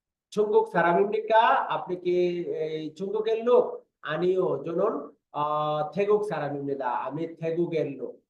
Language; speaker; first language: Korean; non-native, fluent; Bangla